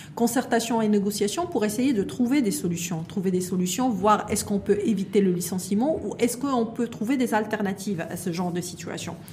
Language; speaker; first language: French; non-native, local second language; Arabic